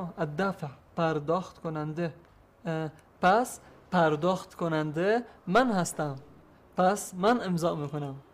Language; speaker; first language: Persian; non-native, learner; Arabic